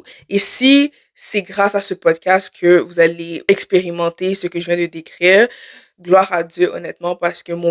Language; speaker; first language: French; native; French